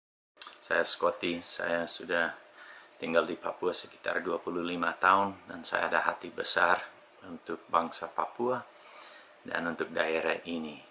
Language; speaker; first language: Indonesian; non-native, fluent; English